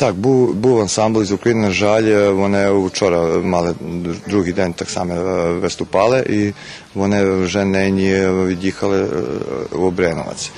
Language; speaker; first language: Ukrainian; early bilingual, heritage; Ukrainian